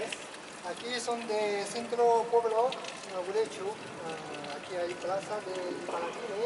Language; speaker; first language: Spanish; non-native, learner; Chinese